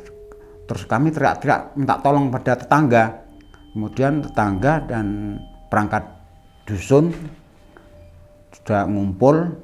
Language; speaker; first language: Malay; non-native, local second language; Javanese